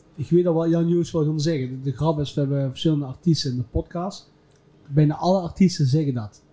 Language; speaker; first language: Dutch; native; Dutch